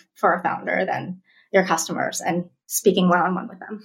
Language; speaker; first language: English; early bilingual, other home language; Russian